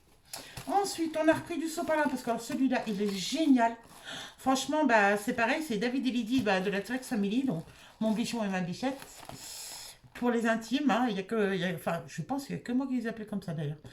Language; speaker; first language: French; native; French